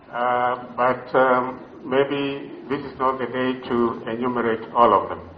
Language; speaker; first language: English; non-native, local second language; Luyia